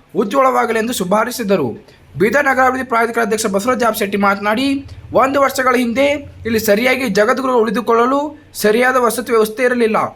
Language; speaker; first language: Kannada; native; Kannada